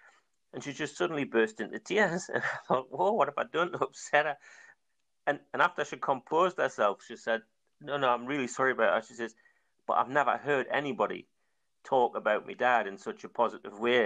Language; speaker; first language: English; native; English